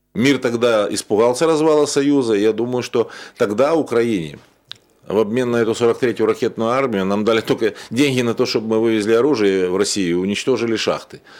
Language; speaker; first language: Russian; native; Russian